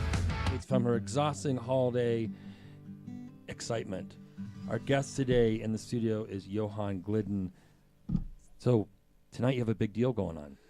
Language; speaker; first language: English; native; English